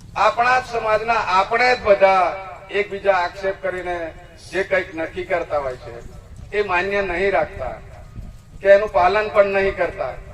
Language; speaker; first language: Gujarati; non-native, local second language; Rathawi